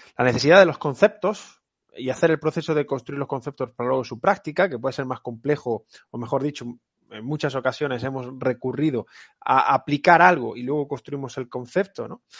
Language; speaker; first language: Spanish; native; Spanish